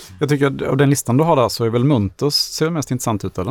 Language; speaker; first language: Swedish; native; Swedish